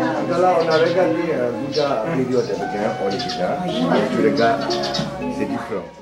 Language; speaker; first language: French; non-native, learner; Burmese